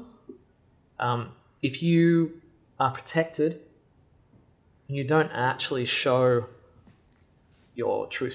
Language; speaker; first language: English; native; English